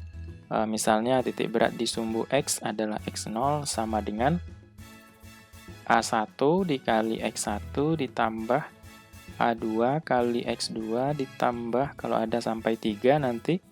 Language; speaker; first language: Indonesian; native; Indonesian